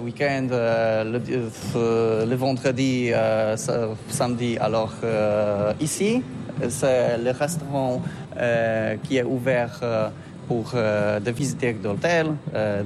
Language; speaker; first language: French; non-native, learner; Polish